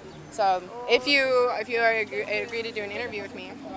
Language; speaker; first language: English; native; English